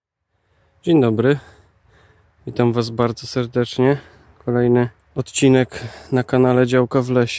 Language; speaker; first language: Polish; native; Polish